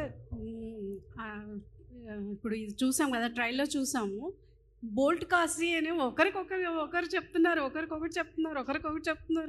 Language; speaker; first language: Telugu; native; Telugu